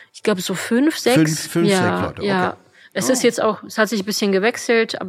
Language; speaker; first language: German; non-native, fluent; Polish